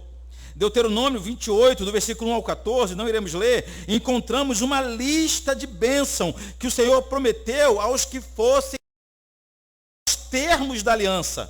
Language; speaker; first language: Portuguese; native; Portuguese